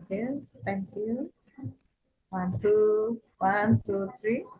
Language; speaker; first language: English; non-native, fluent; Indonesian